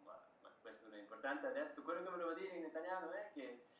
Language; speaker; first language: Italian; non-native, fluent; Slovak